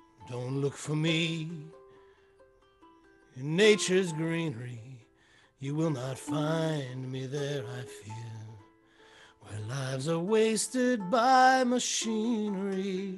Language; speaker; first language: English; native; English